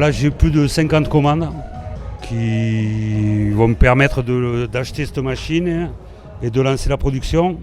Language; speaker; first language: French; native; French